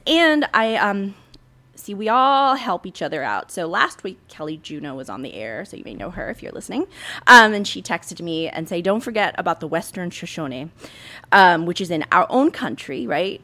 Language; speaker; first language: English; native; English